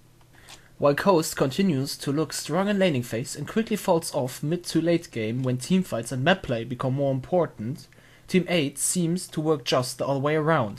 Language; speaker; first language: English; non-native, fluent; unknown